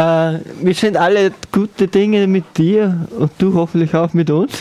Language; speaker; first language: German; native; German